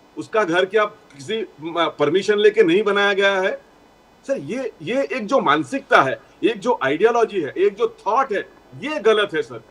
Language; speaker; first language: Hindi; non-native, local second language; Gujarati